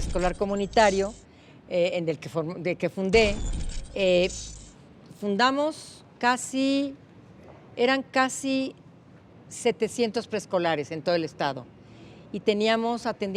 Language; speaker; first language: Spanish; native; Spanish